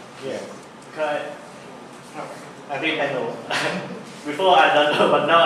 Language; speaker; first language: English; non-native, learner; Thai